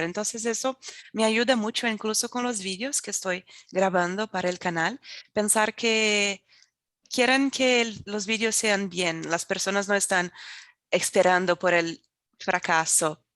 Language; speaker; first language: Spanish; non-native, fluent; Portuguese